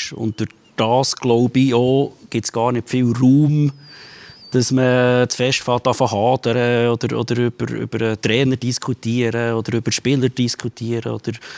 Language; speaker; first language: German; native; German